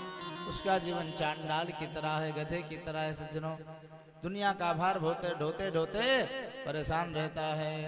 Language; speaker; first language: Hindi; native; Hindi